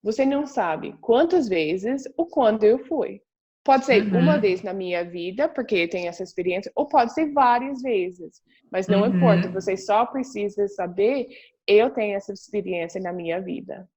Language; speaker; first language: Portuguese; non-native, fluent; English